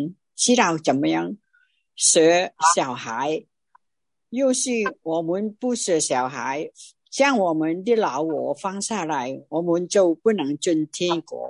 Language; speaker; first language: Chinese; non-native, local second language; Cantonese